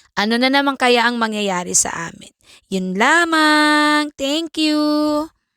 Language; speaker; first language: Filipino; native; Filipino